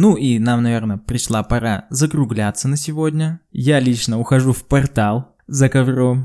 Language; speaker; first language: Russian; native; Russian